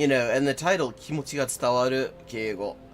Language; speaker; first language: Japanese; non-native, fluent; English